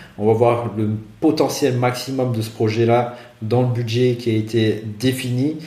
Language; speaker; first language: French; non-native, local second language; Malagasy